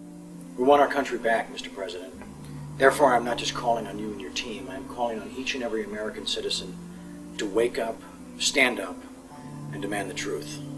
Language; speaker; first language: English; native; English